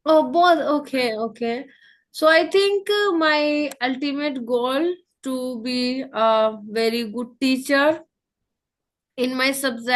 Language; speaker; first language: English; non-native, local second language; Hindi